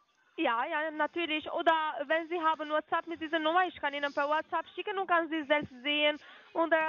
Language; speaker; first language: German; non-native, fluent; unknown